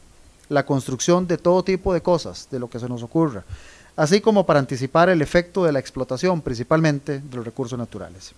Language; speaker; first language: Spanish; native; Spanish